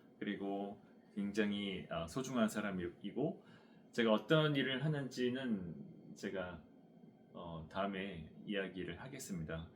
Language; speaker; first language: Korean; native; Korean